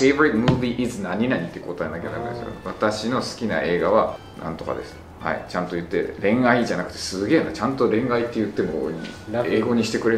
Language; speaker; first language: Japanese; native; Japanese